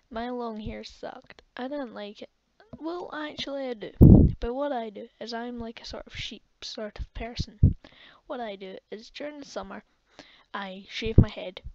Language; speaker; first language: English; native; English